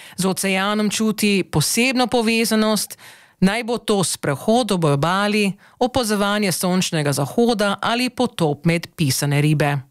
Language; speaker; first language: Slovenian; early bilingual, heritage; Slovenian